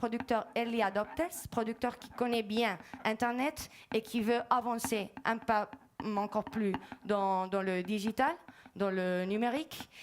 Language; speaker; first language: French; non-native, fluent; Spanish